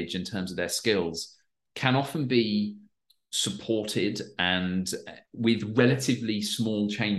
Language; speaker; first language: English; native; English